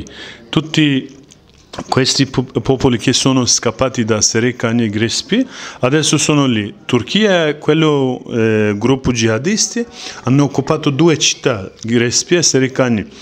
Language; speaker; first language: Italian; non-native, learner; Kurdish